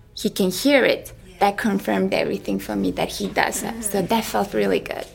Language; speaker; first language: English; non-native, fluent; Mongolian